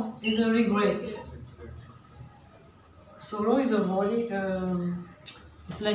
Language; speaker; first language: English; non-native, fluent; German